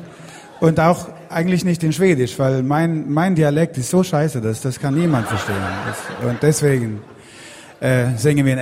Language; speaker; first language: German; non-native, fluent; Swedish